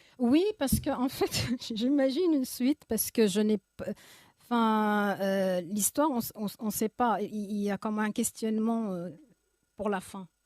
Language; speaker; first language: French; early bilingual, other home language; Arabic